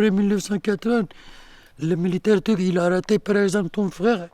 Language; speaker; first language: French; non-native, learner; Kurdish